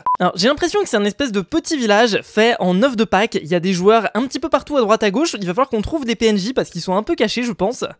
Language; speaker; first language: French; native; French